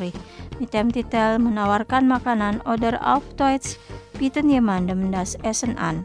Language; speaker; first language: German; non-native, fluent; Indonesian